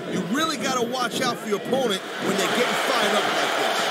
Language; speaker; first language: English; native; English